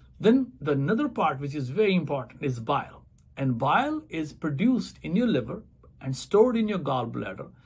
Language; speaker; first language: English; non-native, local second language; Punjabi